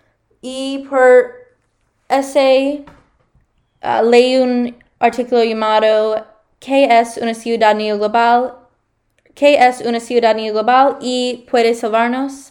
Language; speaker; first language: Spanish; non-native, learner; English